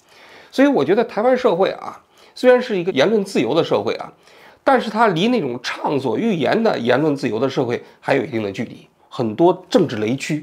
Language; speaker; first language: Chinese; native; Chinese